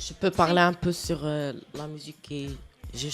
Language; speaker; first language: French; non-native, learner; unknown